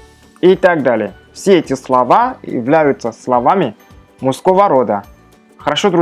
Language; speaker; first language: Russian; non-native, fluent; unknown